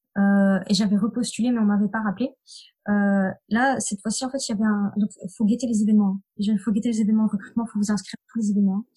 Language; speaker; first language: French; native; French